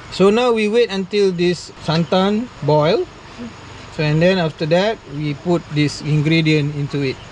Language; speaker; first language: English; non-native, local second language; Malay